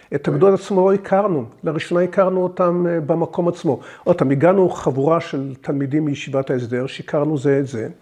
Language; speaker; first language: Hebrew; early bilingual, other home language; English